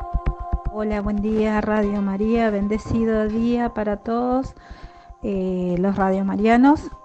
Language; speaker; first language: Spanish; native; Spanish